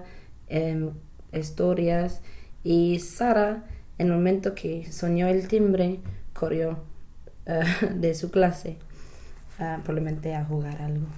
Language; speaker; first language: Spanish; non-native, learner; English